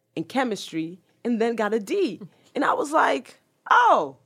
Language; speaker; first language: English; early bilingual, other home language; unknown